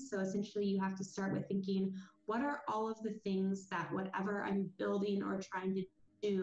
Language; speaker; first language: English; native; English